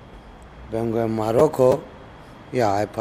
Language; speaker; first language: Spanish; non-native, learner; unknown